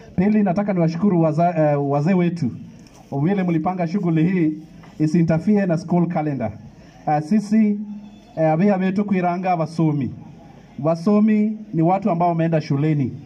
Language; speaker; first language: Swahili; non-native, local second language; Luyia